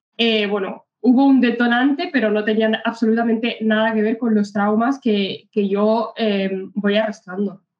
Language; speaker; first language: Spanish; early bilingual, other home language; Arabic